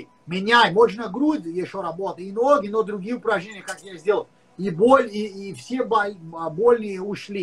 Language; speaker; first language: Russian; non-native, learner; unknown